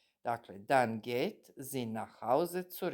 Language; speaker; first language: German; non-native, fluent; Serbian